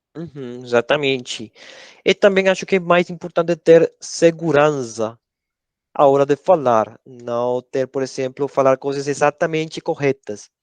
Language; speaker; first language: Portuguese; non-native, learner; Spanish